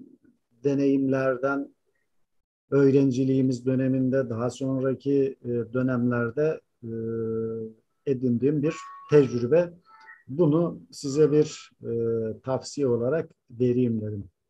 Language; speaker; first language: Turkish; native; Turkish